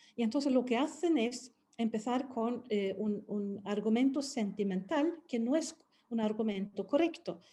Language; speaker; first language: Spanish; non-native, fluent; Swedish